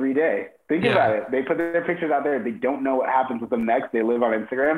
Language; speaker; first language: English; native; English